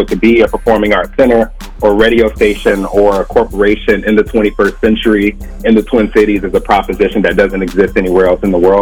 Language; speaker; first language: English; native; English